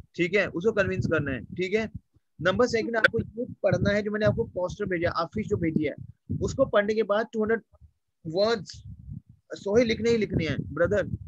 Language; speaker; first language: Hindi; native; Hindi